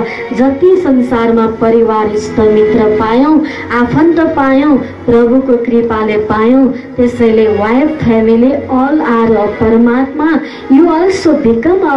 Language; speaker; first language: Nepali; native; Nepali